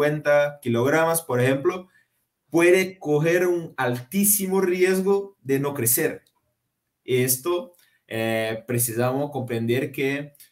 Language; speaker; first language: Spanish; non-native, fluent; Portuguese